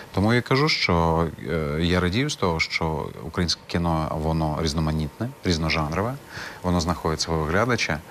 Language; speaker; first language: Ukrainian; non-native, local second language; Crimean Tatar